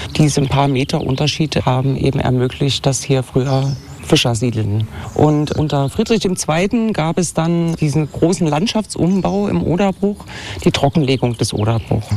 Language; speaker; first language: German; native; German